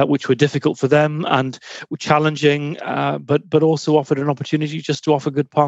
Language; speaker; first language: English; native; English